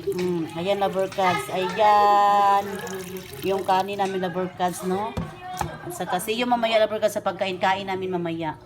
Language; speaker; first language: Filipino; non-native, local second language; Cebuano